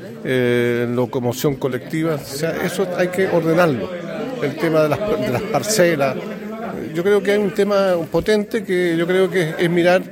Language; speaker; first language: Spanish; native; Spanish